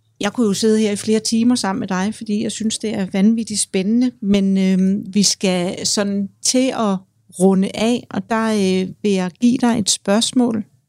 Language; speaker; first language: Danish; native; Danish